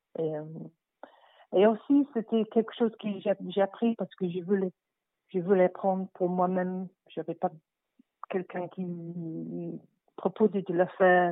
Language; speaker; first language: French; non-native, learner; English